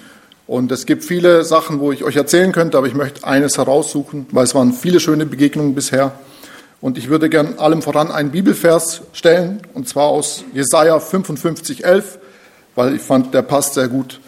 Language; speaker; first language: German; native; German